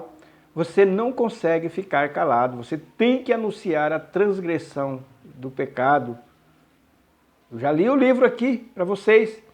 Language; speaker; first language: Portuguese; native; Portuguese